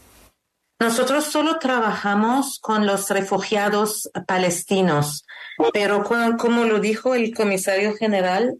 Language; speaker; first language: Spanish; non-native, learner; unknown